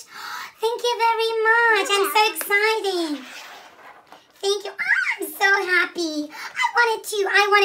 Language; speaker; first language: English; non-native, learner; Russian